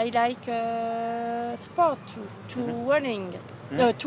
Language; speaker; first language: English; non-native, learner; French